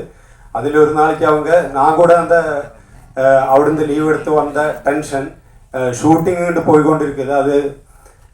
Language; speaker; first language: Tamil; non-native, learner; Malayalam